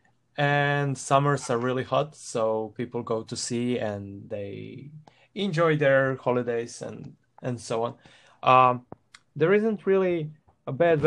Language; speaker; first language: English; non-native, fluent; Croatian